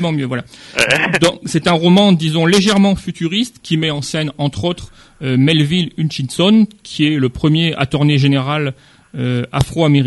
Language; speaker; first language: French; native; French